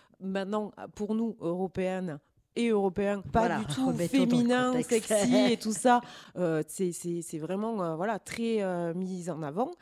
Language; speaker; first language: French; native; French